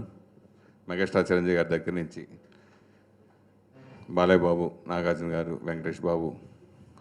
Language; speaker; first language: Telugu; native; Telugu